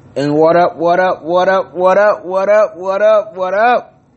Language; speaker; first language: English; non-native, fluent; Haitian Creole